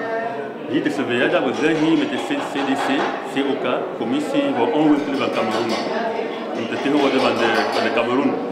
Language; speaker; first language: Dutch; non-native, learner; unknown